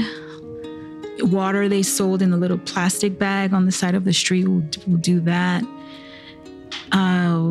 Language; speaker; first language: English; native; English